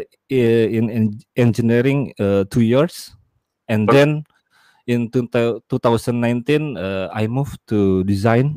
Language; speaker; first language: English; non-native, learner; Indonesian